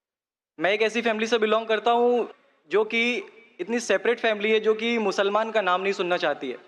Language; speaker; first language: Hindi; native; Hindi